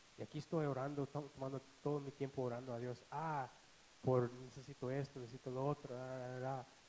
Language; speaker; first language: Spanish; non-native, fluent; English